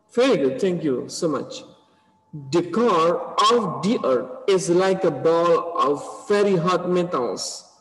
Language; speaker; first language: English; non-native, learner; Indonesian